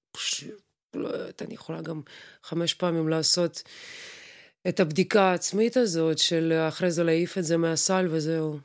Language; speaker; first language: Hebrew; non-native, fluent; Russian